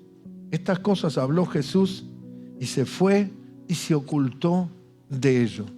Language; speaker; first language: Spanish; native; Spanish